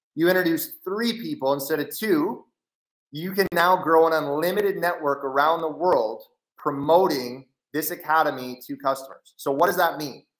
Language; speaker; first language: English; native; English